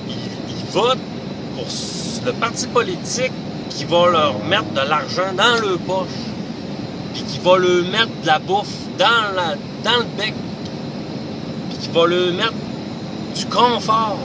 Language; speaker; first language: French; native; French